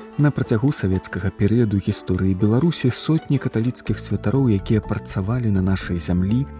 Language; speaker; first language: Belarusian; native; Belarusian